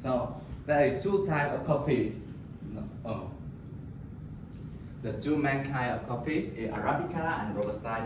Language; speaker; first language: English; non-native, learner; Vietnamese